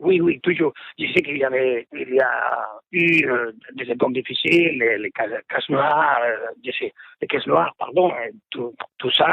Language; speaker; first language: French; non-native, fluent; Spanish